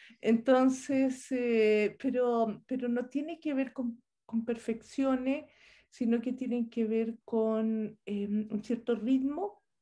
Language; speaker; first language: Spanish; native; Spanish